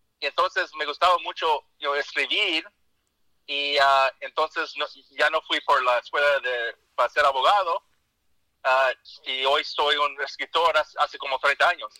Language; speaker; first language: Spanish; early bilingual, heritage; Spanish